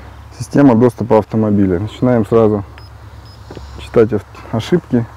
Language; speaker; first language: Russian; native; Russian